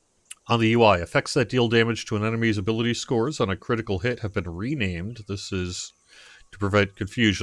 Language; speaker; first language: English; native; English